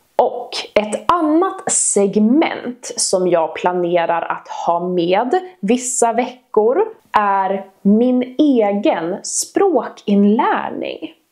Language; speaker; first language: Swedish; native; Swedish